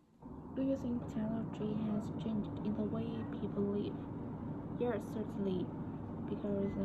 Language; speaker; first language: English; non-native, learner; Vietnamese